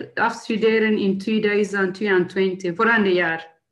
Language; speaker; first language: Dutch; non-native, fluent; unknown